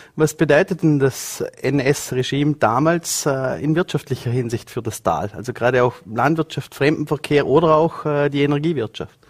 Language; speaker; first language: German; native; German